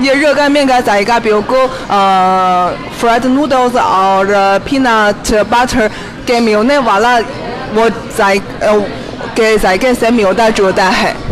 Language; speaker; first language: Hindi; non-native, fluent; Chinese